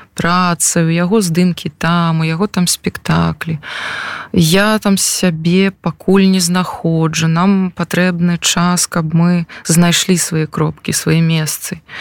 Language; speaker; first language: Belarusian; non-native, local second language; Russian